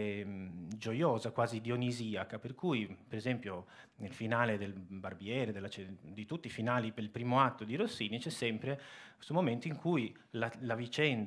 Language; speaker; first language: Italian; native; Italian